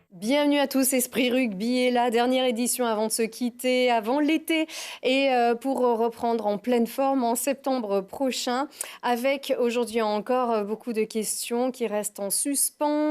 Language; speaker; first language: French; native; French